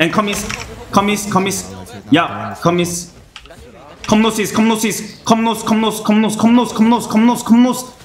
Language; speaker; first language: English; non-native, learner; Korean